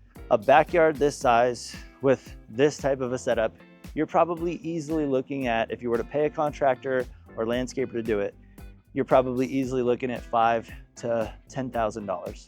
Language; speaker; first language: English; native; English